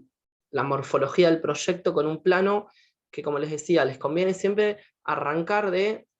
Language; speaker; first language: Spanish; native; Spanish